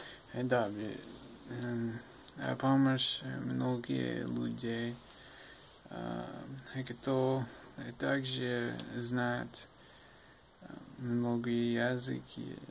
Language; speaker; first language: Russian; non-native, learner; English